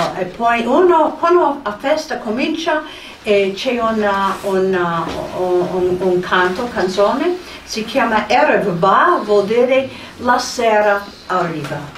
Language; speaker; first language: Italian; non-native, fluent; English